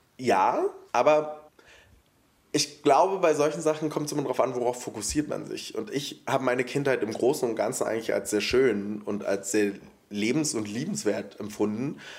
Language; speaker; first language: German; early bilingual, other home language; Polish